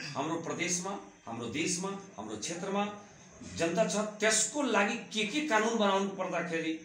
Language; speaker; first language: Nepali; non-native, local second language; Bhojpuri